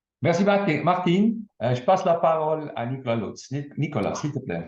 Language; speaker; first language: French; non-native, local second language; German